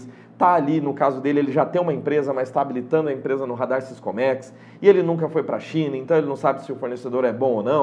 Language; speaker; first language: Portuguese; native; Portuguese